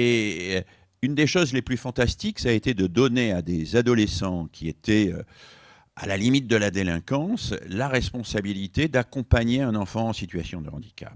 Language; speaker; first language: French; native; French